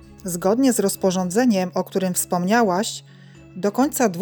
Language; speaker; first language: Polish; native; Polish